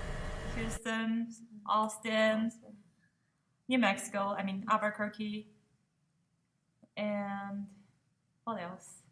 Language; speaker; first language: English; non-native, fluent; Japanese